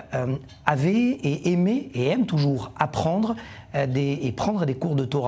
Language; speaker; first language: French; native; French